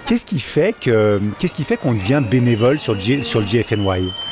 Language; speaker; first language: French; native; French